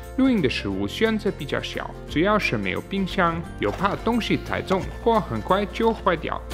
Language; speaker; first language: Chinese; native; Chinese